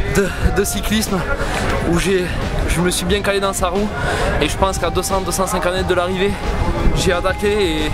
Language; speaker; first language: French; native; French